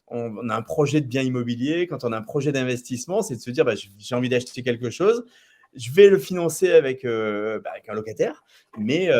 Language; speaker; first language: French; native; French